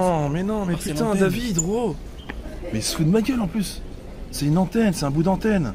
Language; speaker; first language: French; native; French